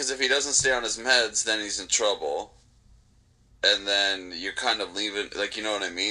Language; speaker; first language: English; native; English